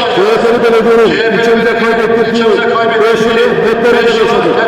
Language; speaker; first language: Turkish; native; Turkish